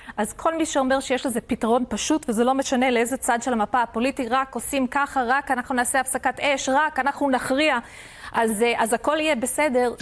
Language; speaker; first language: Hebrew; non-native, fluent; English